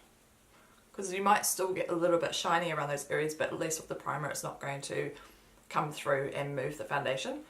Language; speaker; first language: English; native; English